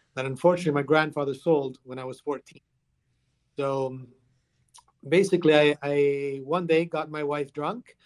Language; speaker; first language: English; early bilingual, other home language; Italian